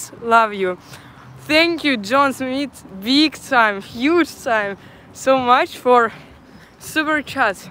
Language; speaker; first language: English; non-native, learner; Russian